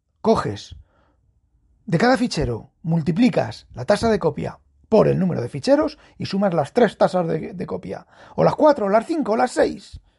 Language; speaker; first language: Spanish; native; Spanish